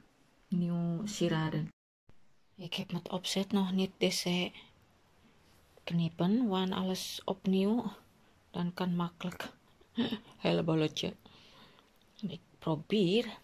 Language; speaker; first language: Dutch; non-native, learner; Indonesian